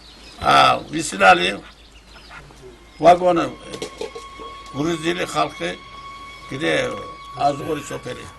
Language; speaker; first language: Russian; non-native, local second language; Turkish